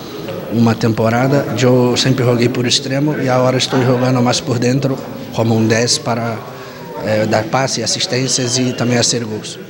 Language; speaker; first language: Spanish; non-native, learner; Portuguese